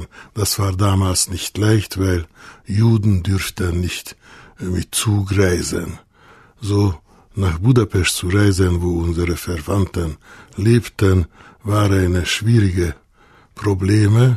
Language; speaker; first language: German; non-native, fluent; Hungarian